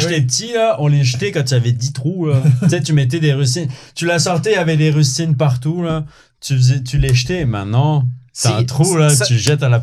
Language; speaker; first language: French; native; French